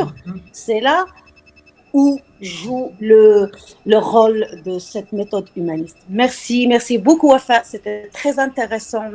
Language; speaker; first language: French; non-native, local second language; Arabic